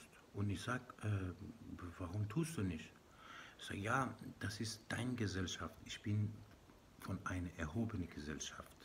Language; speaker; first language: German; non-native, learner; Persian